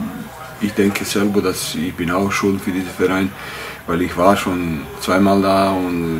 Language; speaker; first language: German; non-native, fluent; Bosnian